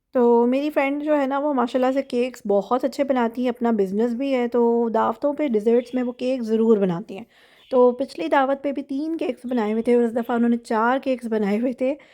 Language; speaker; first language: Urdu; native; Urdu